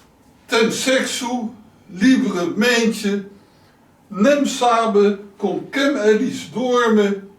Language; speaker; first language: Portuguese; non-native, learner; Dutch